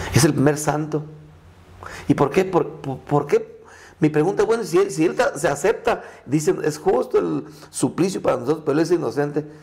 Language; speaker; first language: Spanish; non-native, local second language; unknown